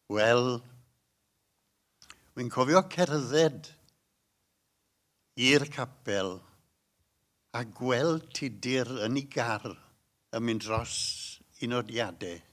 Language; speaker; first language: Welsh; native; Welsh